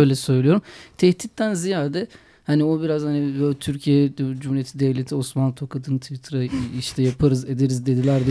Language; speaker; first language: Turkish; native; Turkish